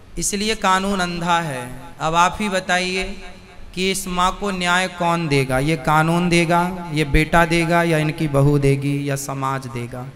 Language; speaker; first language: Hindi; native; Hindi